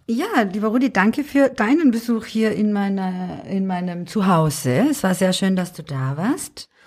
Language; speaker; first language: German; early bilingual, other home language; Serbian